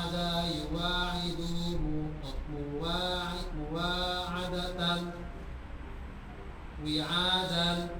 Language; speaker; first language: Arabic; non-native, learner; Indonesian